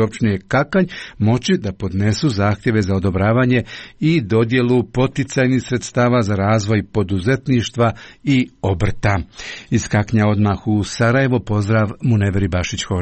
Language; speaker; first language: Croatian; native; Croatian